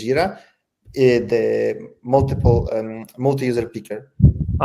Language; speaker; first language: Spanish; non-native, learner; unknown